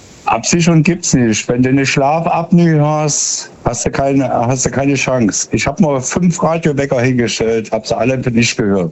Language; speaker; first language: German; native; German